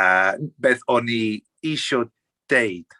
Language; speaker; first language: Welsh; non-native, learner; English